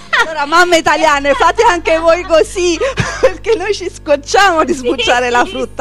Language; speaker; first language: Italian; native; Italian